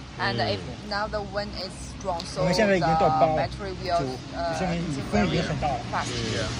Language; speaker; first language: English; non-native, learner; Chinese